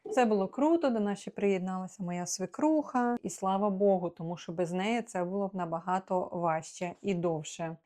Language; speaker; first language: Ukrainian; non-native, local second language; Russian